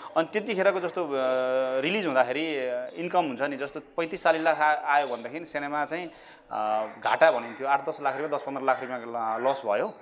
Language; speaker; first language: Nepali; native; Nepali